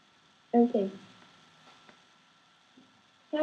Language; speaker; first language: English; non-native, learner; Portuguese